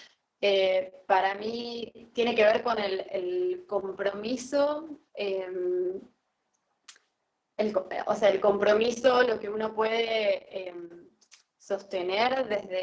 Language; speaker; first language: Spanish; native; Spanish